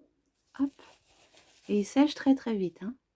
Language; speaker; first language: French; native; French